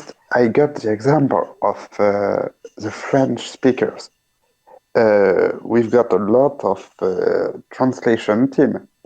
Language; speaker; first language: English; non-native, learner; French